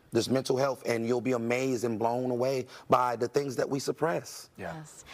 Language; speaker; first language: English; native; English